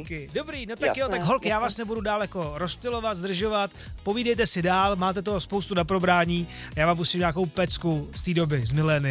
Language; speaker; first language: Czech; native; Czech